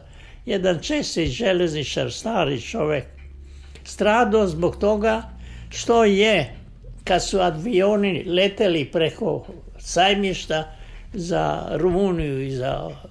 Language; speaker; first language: Bosnian; native; Bosnian